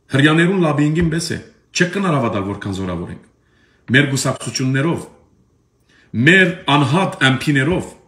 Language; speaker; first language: Armenian; early bilingual, heritage; Armenian